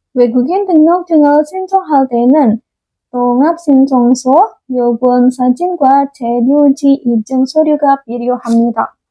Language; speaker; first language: Korean; non-native, fluent; Indonesian